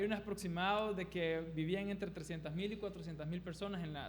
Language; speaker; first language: Spanish; native; Spanish